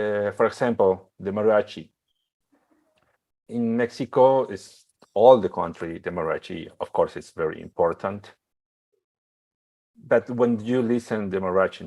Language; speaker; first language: English; non-native, learner; Spanish